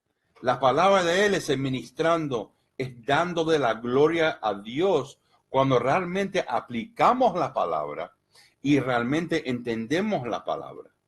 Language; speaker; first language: Spanish; early bilingual, heritage; Spanish